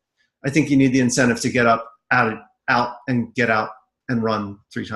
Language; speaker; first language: English; native; English